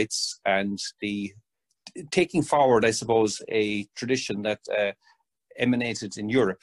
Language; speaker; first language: English; native; English